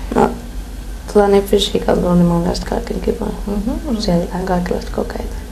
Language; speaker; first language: Finnish; early bilingual, other home language; Persian